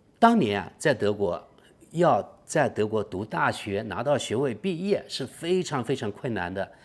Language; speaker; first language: Chinese; native; Chinese